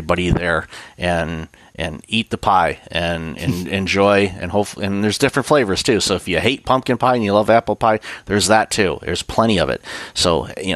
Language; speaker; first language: English; native; English